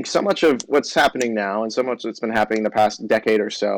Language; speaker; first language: English; native; English